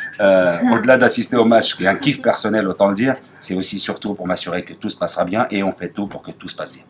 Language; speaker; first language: French; native; French